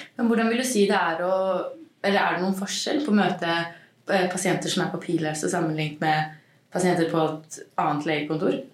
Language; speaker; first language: Norwegian; native; Norwegian